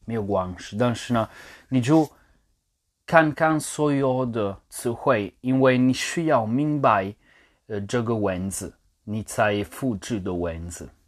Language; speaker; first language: Chinese; non-native, learner; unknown